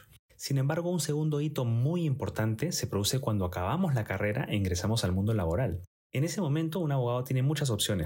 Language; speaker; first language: Spanish; native; Spanish